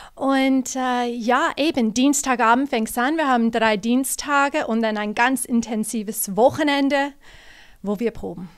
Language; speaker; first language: German; non-native, fluent; English